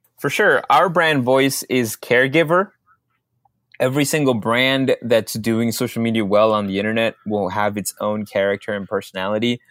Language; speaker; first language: English; early bilingual, other home language; Spanish